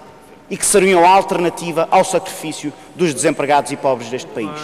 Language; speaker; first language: Portuguese; native; Portuguese